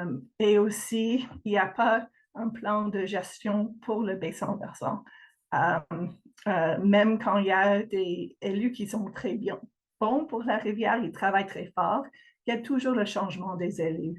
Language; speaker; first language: French; non-native, fluent; English